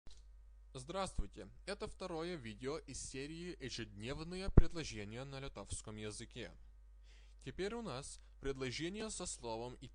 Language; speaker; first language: Russian; non-native, fluent; Lithuanian